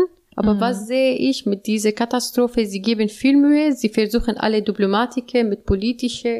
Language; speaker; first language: German; non-native, learner; Arabic